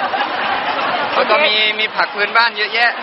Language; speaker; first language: Thai; non-native, fluent; English